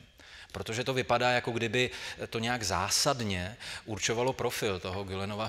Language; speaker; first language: Czech; native; Czech